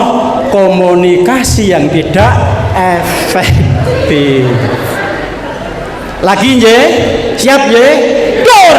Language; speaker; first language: Indonesian; native; Indonesian